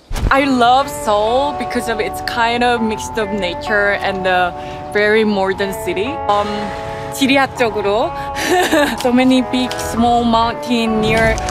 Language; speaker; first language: English; non-native, fluent; Korean